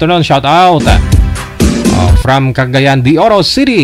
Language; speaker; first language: Filipino; native; Filipino